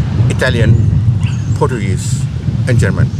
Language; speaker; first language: English; non-native, fluent; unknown